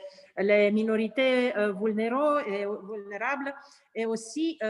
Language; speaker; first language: French; non-native, learner; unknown